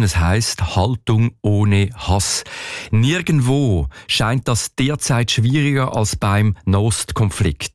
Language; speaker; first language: German; native; German